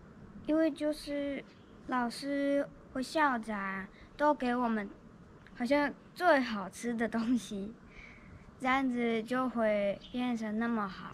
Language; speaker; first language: Chinese; early bilingual, other home language; Russian